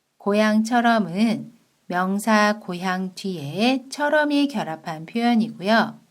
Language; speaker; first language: Korean; native; Korean